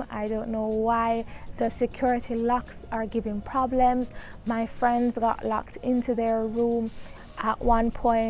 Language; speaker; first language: English; native; English